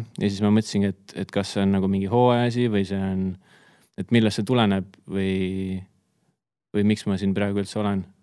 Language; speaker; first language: Estonian; native; Estonian